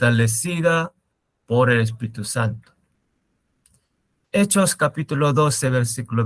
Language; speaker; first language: Spanish; non-native, learner; Korean